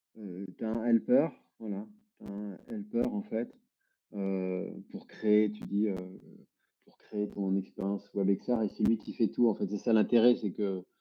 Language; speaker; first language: French; native; French